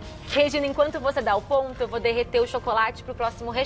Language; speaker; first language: Portuguese; native; Portuguese